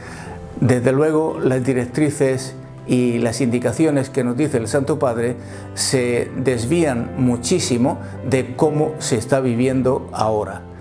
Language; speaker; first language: Spanish; native; Spanish